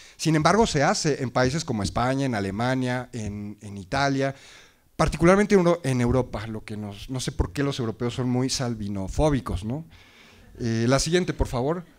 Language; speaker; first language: Spanish; native; Spanish